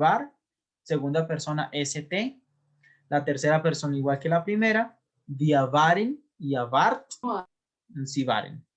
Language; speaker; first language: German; non-native, learner; Spanish